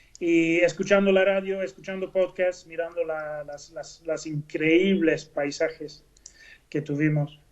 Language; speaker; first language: Spanish; non-native, fluent; Dutch